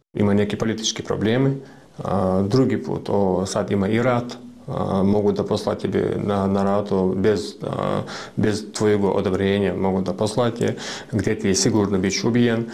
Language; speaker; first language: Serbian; non-native, local second language; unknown